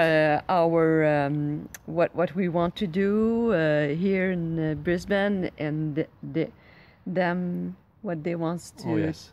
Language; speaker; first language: English; non-native, local second language; French